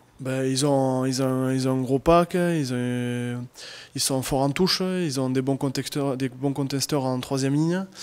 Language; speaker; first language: French; native; French